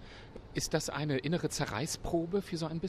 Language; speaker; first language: German; native; German